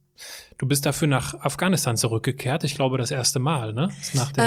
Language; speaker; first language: German; native; German